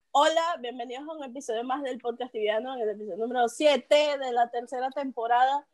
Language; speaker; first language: Spanish; native; Spanish